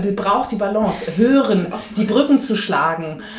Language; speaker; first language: German; native; German